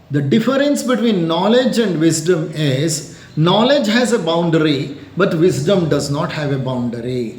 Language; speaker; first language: English; non-native, local second language; Kannada